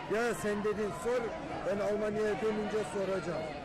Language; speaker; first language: Turkish; early bilingual, heritage; Turkish